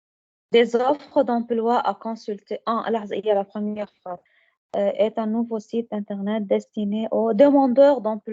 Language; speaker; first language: French; non-native, learner; Arabic